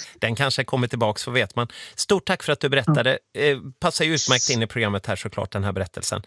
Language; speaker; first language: Swedish; native; Swedish